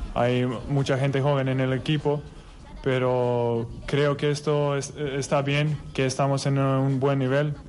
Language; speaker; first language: Spanish; non-native, fluent; Croatian